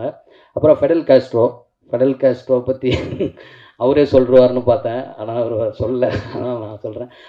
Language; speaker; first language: Tamil; native; Tamil